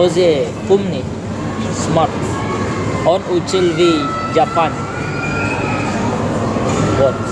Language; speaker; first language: Russian; non-native, learner; Indonesian